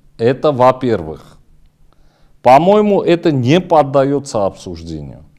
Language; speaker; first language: Russian; non-native, local second language; Armenian